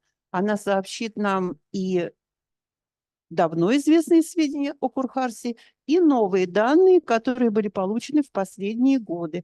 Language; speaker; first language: Russian; native; Russian